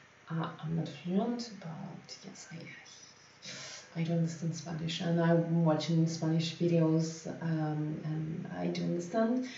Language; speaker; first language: English; non-native, fluent; French